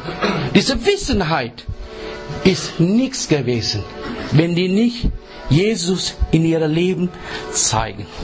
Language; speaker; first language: German; non-native, learner; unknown